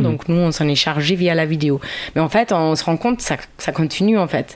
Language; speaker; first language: French; non-native, fluent; German